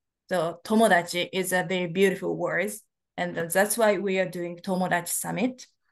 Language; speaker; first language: English; non-native, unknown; Japanese